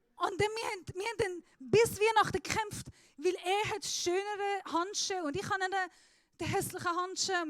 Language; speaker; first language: German; non-native, fluent; Persian